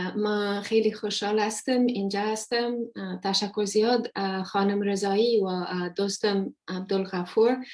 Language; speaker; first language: Persian; non-native, learner; English